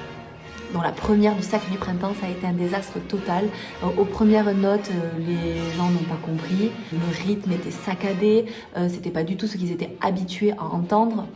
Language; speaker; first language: French; native; French